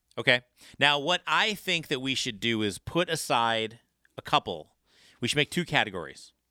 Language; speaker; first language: English; native; English